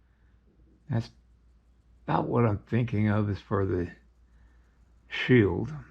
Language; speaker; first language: English; native; English